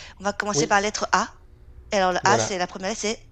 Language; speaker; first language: French; native; French